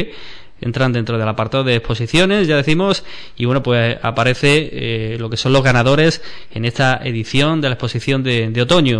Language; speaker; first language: Spanish; native; Spanish